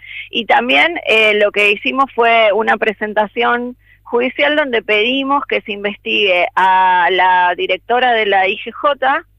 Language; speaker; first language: Spanish; native; Spanish